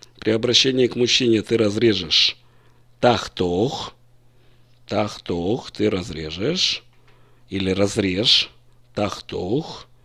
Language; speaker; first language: Russian; native; Russian